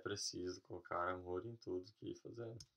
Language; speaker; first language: Portuguese; native; Portuguese